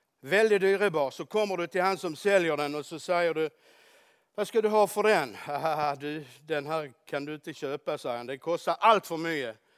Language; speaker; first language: Swedish; native; Swedish